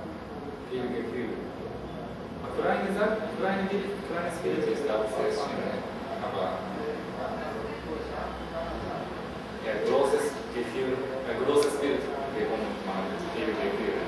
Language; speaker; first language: German; non-native, learner; Japanese